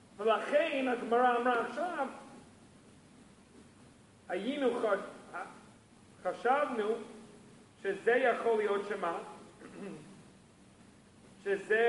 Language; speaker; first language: Hebrew; non-native, fluent; English